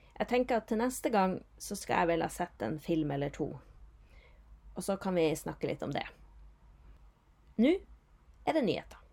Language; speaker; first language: Norwegian; native; Norwegian